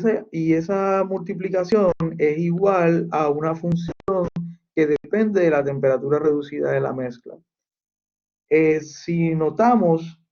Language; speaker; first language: Spanish; native; Spanish